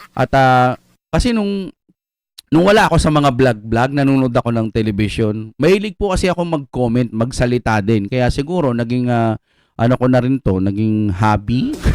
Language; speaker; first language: Filipino; non-native, local second language; Iloko